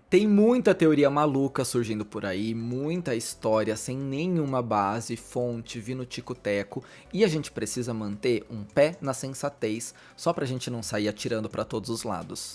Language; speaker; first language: Portuguese; native; Portuguese